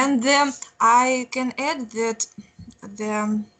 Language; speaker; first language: English; non-native, learner; Russian